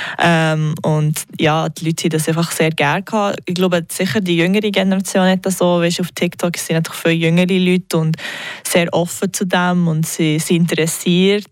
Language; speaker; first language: German; non-native, local second language; English